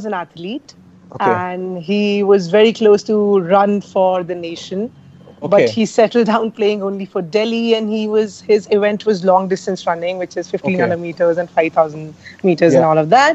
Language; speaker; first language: English; non-native, local second language; Hindi